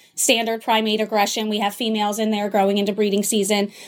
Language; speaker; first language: English; native; English